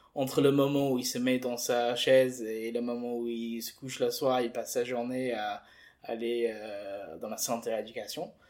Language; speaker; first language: French; early bilingual, other home language; English